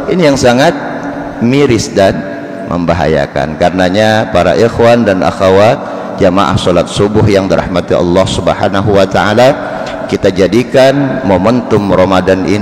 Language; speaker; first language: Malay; non-native, local second language; Banjar